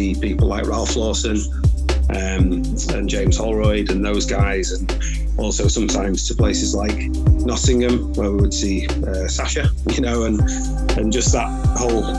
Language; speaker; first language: English; native; English